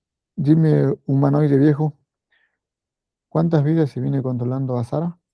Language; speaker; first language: Spanish; native; Spanish